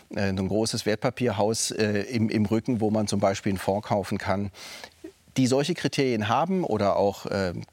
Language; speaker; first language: German; native; German